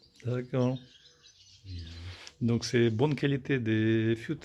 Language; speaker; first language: French; non-native, learner; Russian